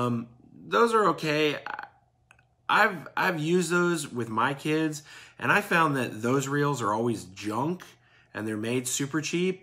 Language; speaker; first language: English; native; English